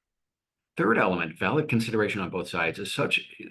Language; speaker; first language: English; native; English